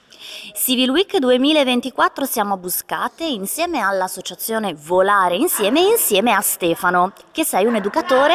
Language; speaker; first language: Italian; native; Italian